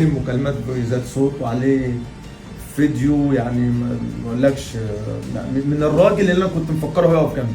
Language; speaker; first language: Arabic; native; Arabic